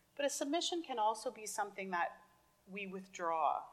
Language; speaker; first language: English; native; English